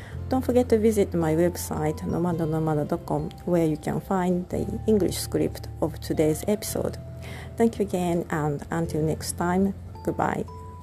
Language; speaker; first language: English; non-native, fluent; Japanese